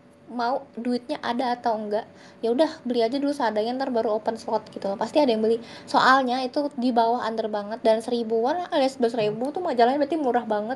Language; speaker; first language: Indonesian; native; Indonesian